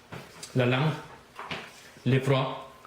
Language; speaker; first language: French; non-native, learner; Spanish